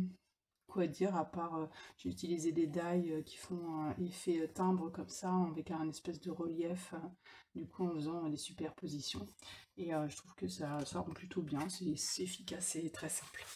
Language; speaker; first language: French; native; French